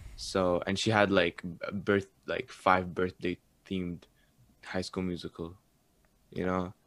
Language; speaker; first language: English; early bilingual, other home language; Arabic